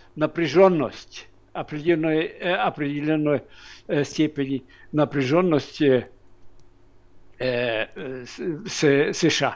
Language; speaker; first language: Russian; non-native, fluent; Hungarian